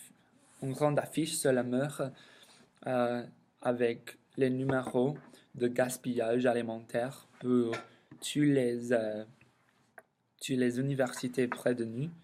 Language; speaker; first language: French; non-native, learner; English